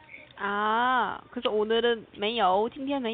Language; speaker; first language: Chinese; non-native, fluent; Korean